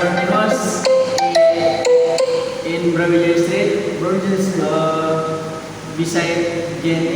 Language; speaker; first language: English; non-native, learner; Indonesian